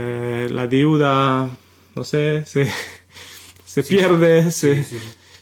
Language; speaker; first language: Spanish; non-native, fluent; German